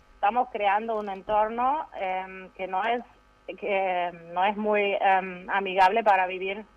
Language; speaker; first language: Spanish; non-native, fluent; German